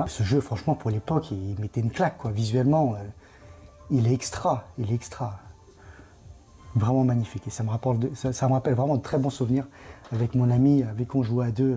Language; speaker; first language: French; native; French